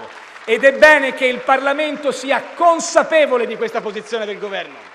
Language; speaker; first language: Italian; native; Italian